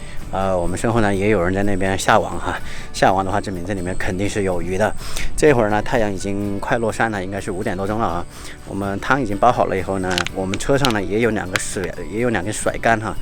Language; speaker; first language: Chinese; native; Chinese